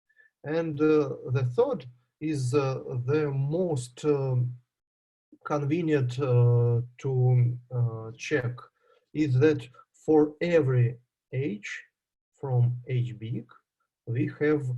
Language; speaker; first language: English; non-native, fluent; Russian